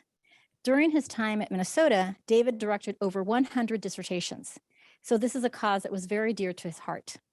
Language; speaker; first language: English; native; English